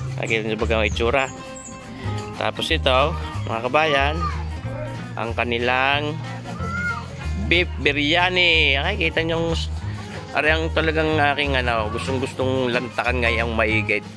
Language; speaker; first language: Filipino; native; Filipino